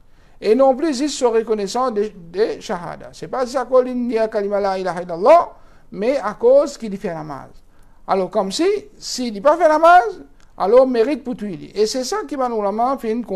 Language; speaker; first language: French; non-native, local second language; Morisyen